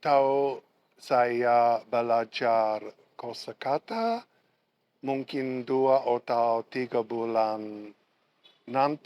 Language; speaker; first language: Indonesian; non-native, learner; English